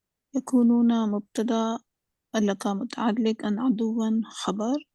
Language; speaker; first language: Arabic; non-native, learner; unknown